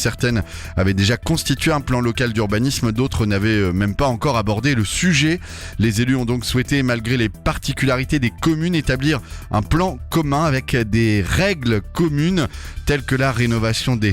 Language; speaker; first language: French; native; French